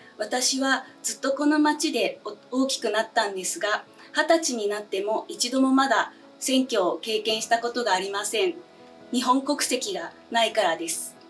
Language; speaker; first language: Japanese; early bilingual, other home language; Chinese